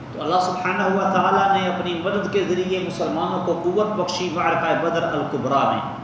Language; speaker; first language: Urdu; non-native, local second language; Punjabi